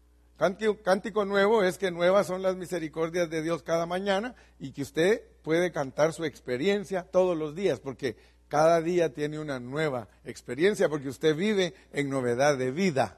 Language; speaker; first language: Spanish; native; Spanish